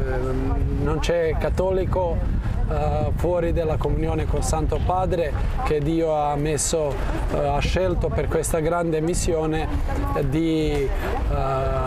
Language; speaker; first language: Italian; non-native, fluent; Croatian